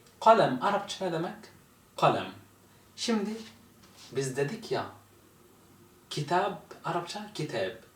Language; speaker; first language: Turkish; non-native, fluent; Arabic